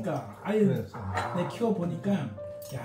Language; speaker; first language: Korean; native; Korean